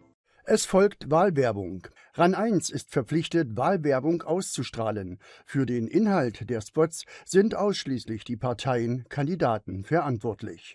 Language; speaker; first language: German; native; German